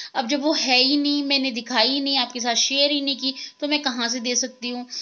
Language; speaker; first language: Hindi; native; Hindi